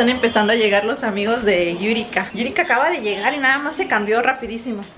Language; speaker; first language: Spanish; native; Spanish